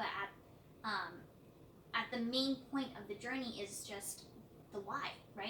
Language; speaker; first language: English; native; English